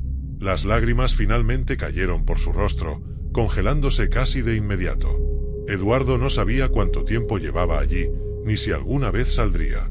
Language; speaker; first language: Spanish; native; Spanish